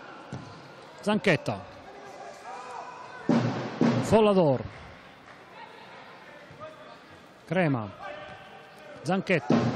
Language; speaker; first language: Italian; native; Italian